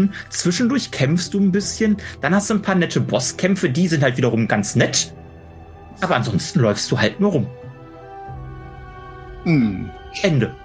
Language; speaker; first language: German; native; German